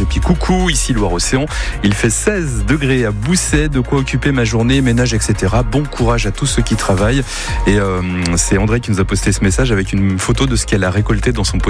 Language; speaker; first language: French; native; French